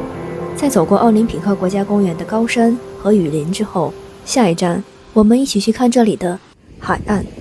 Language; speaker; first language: Chinese; native; Chinese